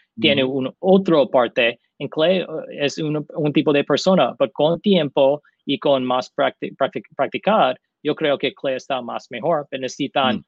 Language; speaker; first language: Spanish; non-native, learner; English